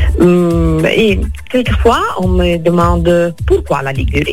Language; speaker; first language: French; non-native, fluent; Italian